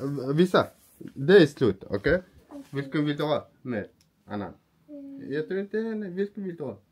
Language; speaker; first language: Swedish; non-native, learner; Mongolian